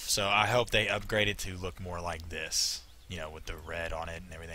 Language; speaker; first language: English; native; English